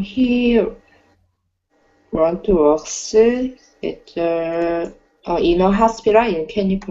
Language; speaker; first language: English; non-native, learner; Korean